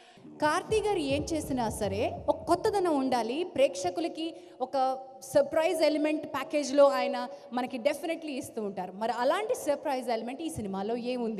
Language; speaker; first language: Telugu; native; Telugu